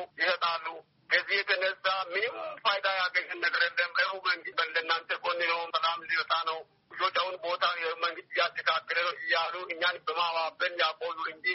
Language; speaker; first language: Amharic; non-native, local second language; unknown